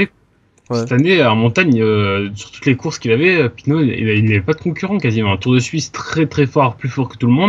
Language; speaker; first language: French; native; French